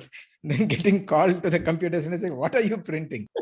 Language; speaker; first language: English; non-native, local second language; Tamil